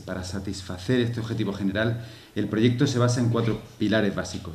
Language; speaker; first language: Spanish; native; Spanish